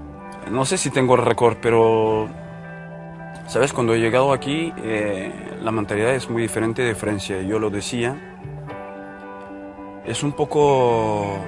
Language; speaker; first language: Spanish; non-native, fluent; French